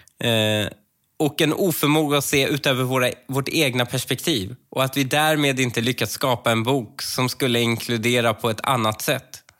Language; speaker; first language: Swedish; early bilingual, other home language; Persian